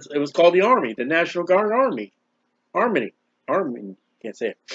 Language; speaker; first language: English; native; English